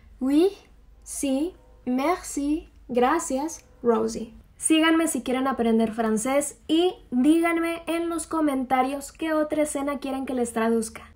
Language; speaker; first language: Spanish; native; Spanish